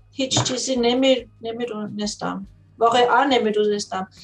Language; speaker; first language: Persian; non-native, learner; German